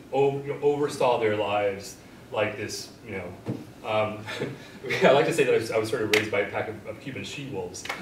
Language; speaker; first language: English; native; English